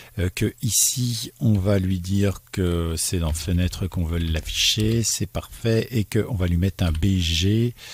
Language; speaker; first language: French; native; French